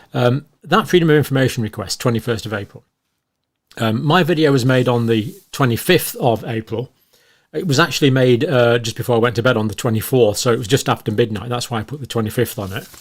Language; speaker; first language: English; native; English